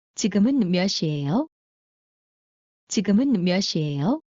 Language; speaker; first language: Korean; non-native, learner; Bangla